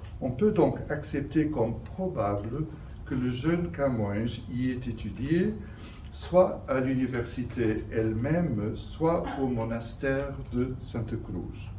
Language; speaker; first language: French; non-native, fluent; Portuguese